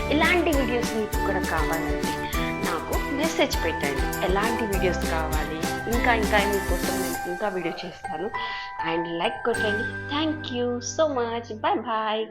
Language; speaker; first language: Telugu; non-native, local second language; Marathi